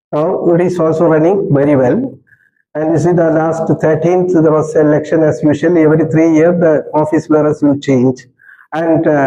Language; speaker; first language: English; non-native, local second language; Malayalam